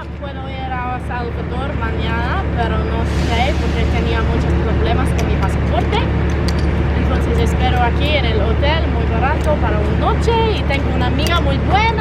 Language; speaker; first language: Spanish; non-native, learner; English